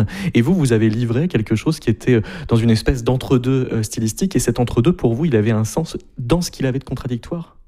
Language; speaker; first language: French; native; French